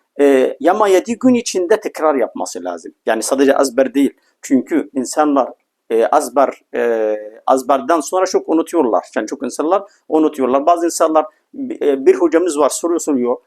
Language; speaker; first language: Turkish; non-native, fluent; Arabic